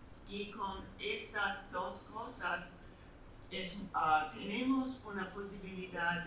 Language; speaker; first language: Spanish; non-native, fluent; English